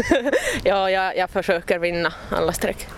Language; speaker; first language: Swedish; non-native, local second language; Finnish